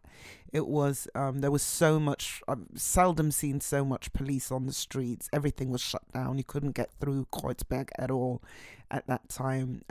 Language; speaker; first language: English; native; English